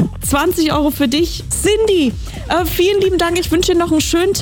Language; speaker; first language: German; native; German